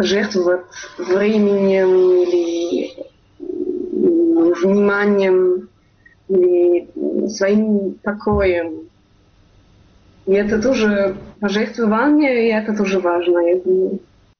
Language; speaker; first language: Russian; non-native, fluent; German